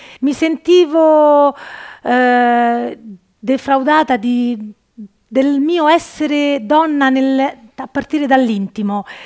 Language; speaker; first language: Italian; native; Italian